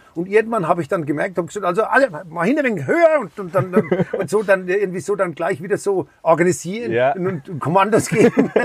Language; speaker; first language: German; native; German